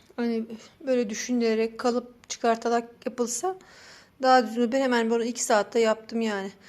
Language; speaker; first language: Turkish; native; Turkish